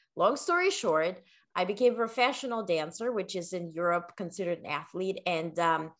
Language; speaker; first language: English; non-native, fluent; Ukrainian